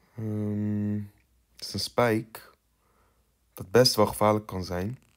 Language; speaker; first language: Dutch; early bilingual, other home language; Turkish